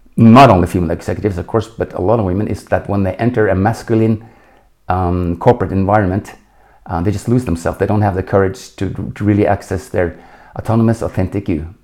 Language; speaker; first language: English; non-native, fluent; Norwegian